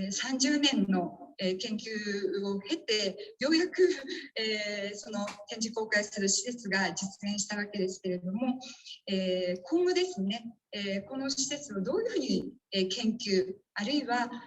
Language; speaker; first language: Japanese; native; Japanese